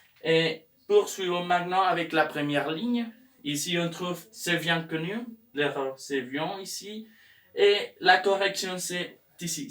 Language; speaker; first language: French; non-native, learner; Spanish